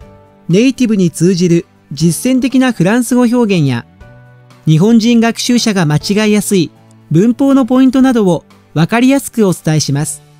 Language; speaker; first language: Japanese; native; Japanese